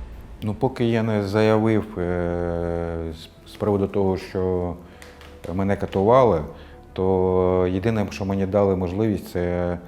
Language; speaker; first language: Ukrainian; non-native, local second language; Russian